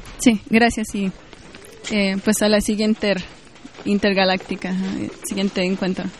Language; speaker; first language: Spanish; native; Spanish